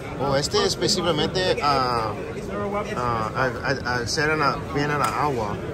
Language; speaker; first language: Spanish; early bilingual, heritage; English